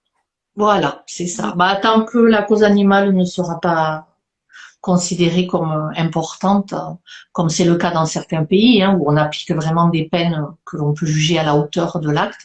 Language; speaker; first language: French; native; French